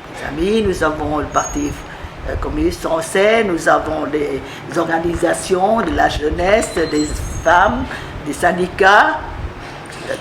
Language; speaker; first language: French; non-native, fluent; Vietnamese